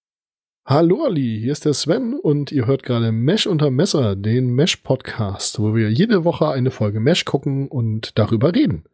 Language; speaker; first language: German; native; German